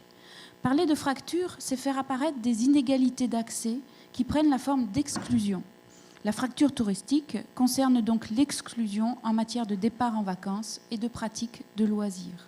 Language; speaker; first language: French; native; French